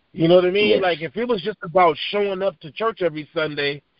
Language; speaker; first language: English; native; English